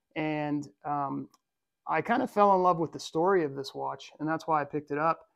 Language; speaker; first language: English; native; English